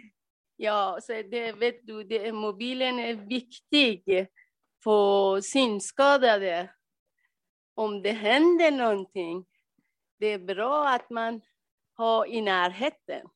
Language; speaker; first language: Swedish; non-native, learner; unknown